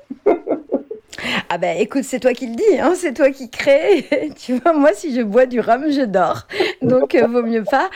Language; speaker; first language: French; native; French